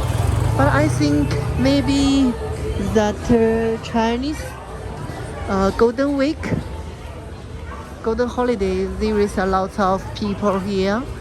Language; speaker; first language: English; non-native, learner; Chinese